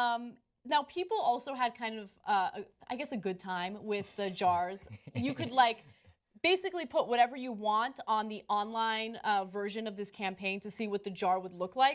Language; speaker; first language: English; native; English